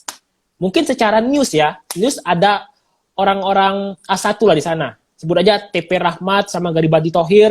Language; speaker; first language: Indonesian; native; Indonesian